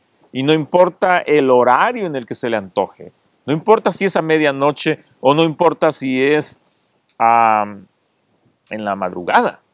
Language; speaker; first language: Spanish; native; Spanish